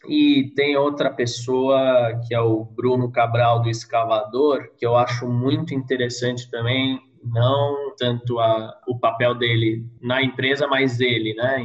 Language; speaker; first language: Portuguese; early bilingual, other home language; Norwegian